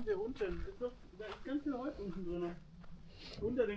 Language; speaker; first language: German; native; German